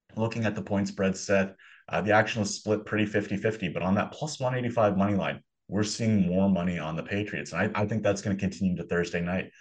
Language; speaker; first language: English; native; English